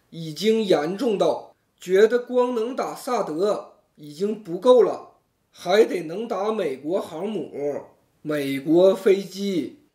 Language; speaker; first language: Chinese; native; Chinese